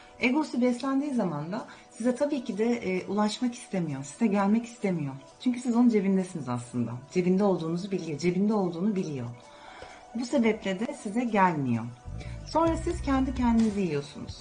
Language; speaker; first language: Turkish; native; Turkish